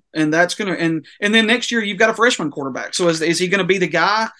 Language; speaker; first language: English; native; English